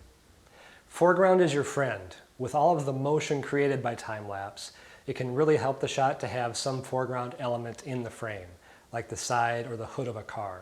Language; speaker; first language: English; native; English